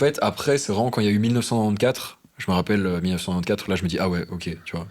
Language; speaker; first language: French; native; French